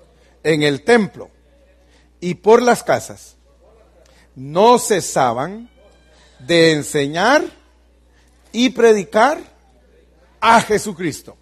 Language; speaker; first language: Spanish; native; Spanish